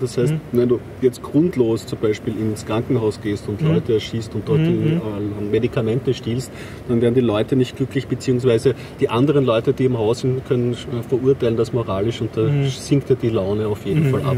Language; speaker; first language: German; native; German